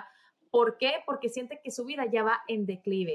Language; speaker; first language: Spanish; native; Spanish